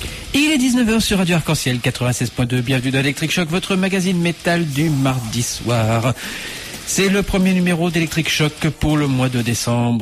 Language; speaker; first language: French; native; French